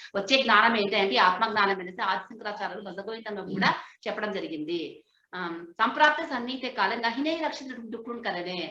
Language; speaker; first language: Telugu; non-native, local second language; Hindi